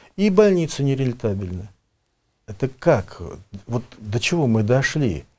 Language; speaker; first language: Russian; native; Russian